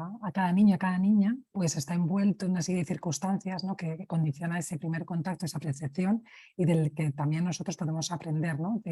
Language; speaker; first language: Spanish; native; Spanish